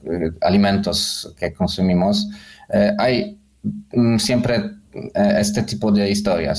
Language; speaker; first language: Spanish; non-native, learner; Polish